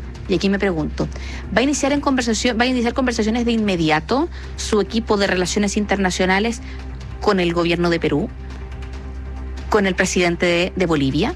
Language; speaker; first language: Spanish; native; Spanish